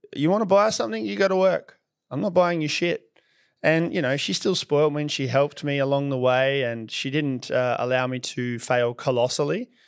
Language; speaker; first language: English; native; English